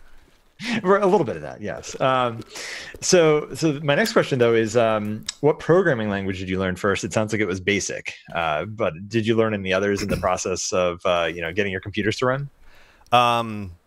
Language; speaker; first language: English; native; English